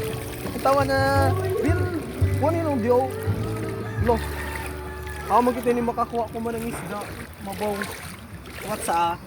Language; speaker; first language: Filipino; non-native, local second language; Cebuano